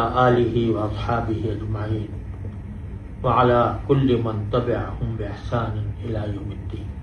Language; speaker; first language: Arabic; non-native, fluent; Urdu